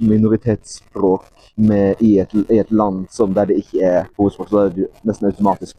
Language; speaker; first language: Norwegian; native; Norwegian